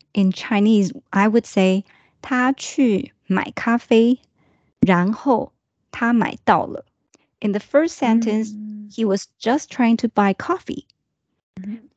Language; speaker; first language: English; non-native, fluent; Chinese